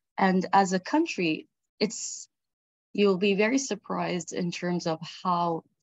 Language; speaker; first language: English; early bilingual, other home language; Arabic